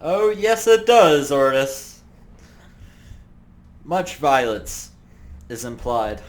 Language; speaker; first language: English; native; English